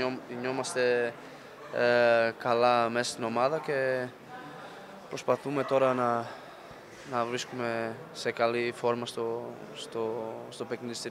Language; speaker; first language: Greek; non-native, fluent; Portuguese